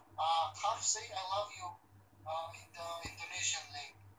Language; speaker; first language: English; non-native, learner; Romany